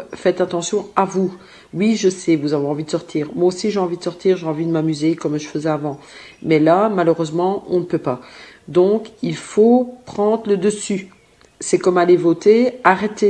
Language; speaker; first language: French; native; French